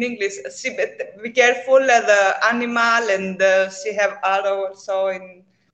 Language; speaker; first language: English; non-native, learner; Greek